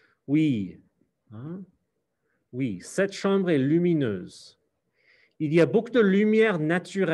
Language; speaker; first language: French; non-native, fluent; English